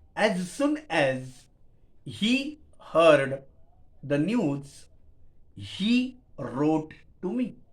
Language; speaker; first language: English; non-native, local second language; Marathi